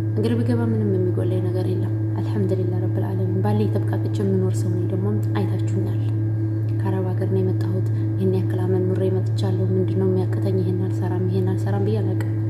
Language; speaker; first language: Amharic; native; Amharic